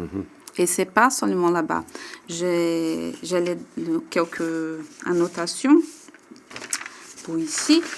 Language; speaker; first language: French; non-native, learner; Portuguese